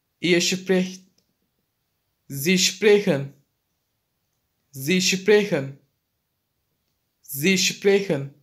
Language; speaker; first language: German; non-native, fluent; Turkish